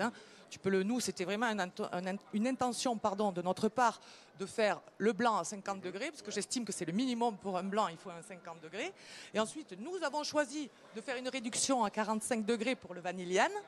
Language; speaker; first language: French; native; French